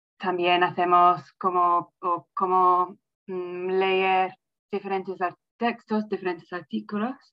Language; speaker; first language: Spanish; non-native, learner; English